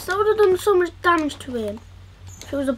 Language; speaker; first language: English; native; English